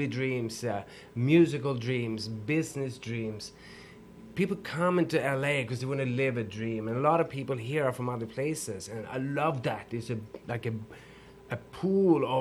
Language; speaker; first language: English; non-native, fluent; Swedish